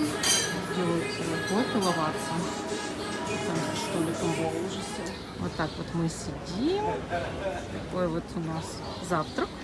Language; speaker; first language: Russian; native; Russian